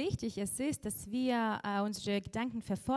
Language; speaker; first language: German; non-native, fluent; Russian